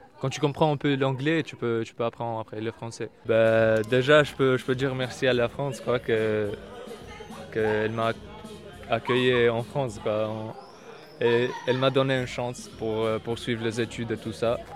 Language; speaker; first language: French; non-native, learner; Albanian